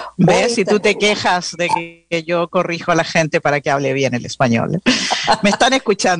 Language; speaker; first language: Spanish; native; Spanish